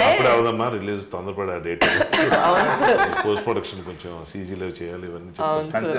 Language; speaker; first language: Telugu; native; Telugu